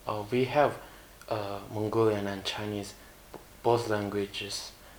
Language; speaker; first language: English; non-native, learner; Mongolian